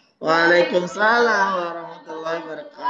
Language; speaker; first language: Indonesian; native; Indonesian